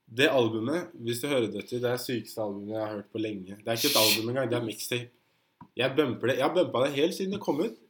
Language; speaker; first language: Norwegian; native; Norwegian